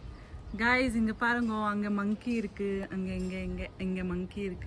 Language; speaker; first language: Tamil; non-native, local second language; Urdu